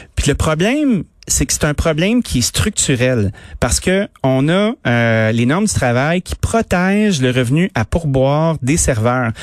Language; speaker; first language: French; native; French